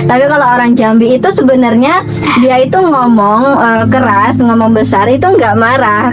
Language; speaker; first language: Indonesian; native; Indonesian